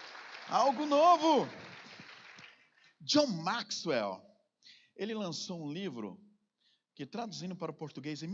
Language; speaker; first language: Portuguese; native; Portuguese